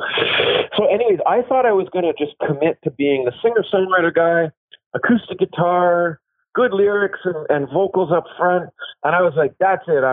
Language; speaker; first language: English; native; English